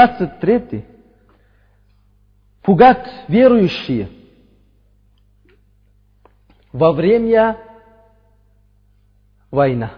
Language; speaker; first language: Russian; non-native, learner; Uzbek